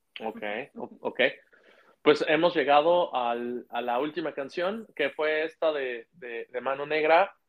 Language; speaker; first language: Spanish; native; Spanish